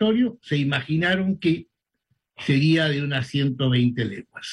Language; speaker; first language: Spanish; native; Spanish